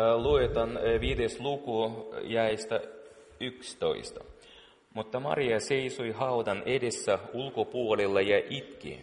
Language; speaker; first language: Finnish; non-native, fluent; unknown